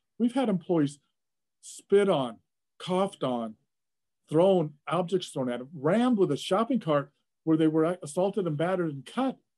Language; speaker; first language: English; native; English